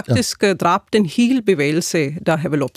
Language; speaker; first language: Danish; non-native, fluent; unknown